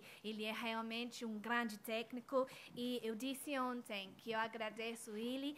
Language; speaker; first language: Portuguese; non-native, fluent; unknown